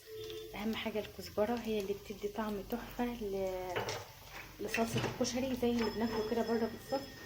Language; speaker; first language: Arabic; native; Arabic